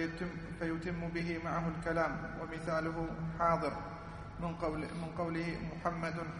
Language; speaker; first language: Arabic; native; Arabic